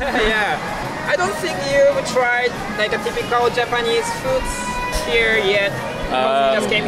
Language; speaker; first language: English; non-native, learner; Japanese